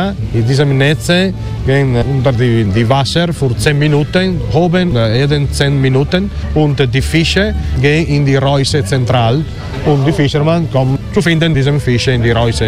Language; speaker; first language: German; non-native, learner; Italian